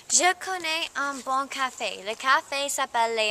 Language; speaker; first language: French; non-native, learner; English